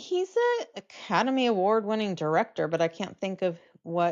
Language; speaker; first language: English; native; English